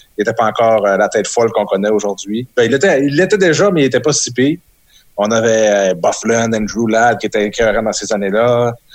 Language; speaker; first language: French; native; French